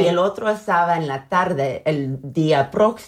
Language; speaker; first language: Spanish; early bilingual, heritage; Spanish